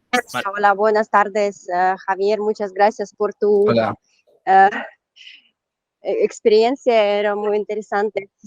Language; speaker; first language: Spanish; non-native, learner; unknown